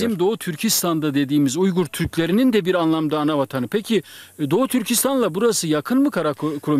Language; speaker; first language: Turkish; native; Turkish